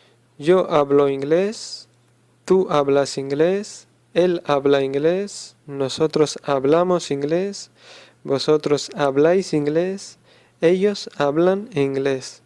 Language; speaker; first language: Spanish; non-native, learner; Urdu